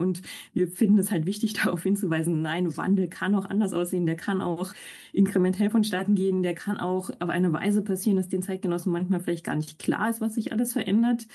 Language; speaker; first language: German; native; German